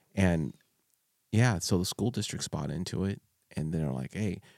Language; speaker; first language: English; early bilingual, other home language; Filipino